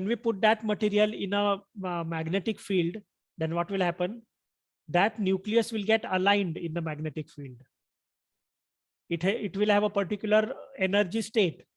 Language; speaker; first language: English; non-native, local second language; Marathi